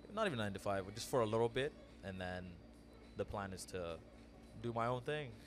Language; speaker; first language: English; early bilingual, other home language; Amharic